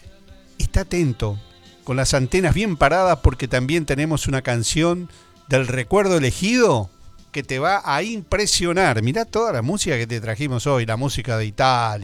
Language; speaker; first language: Spanish; native; Spanish